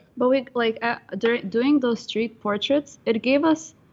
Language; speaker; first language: English; non-native, fluent; Russian